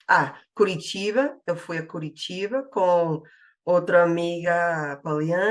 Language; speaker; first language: Portuguese; non-native, fluent; English